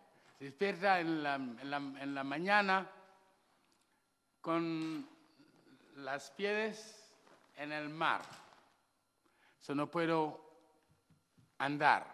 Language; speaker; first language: Spanish; non-native, learner; Wolof